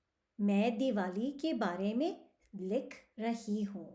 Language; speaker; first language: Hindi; early bilingual, heritage; Hindi